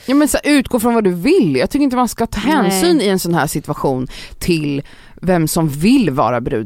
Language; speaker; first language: Swedish; native; Swedish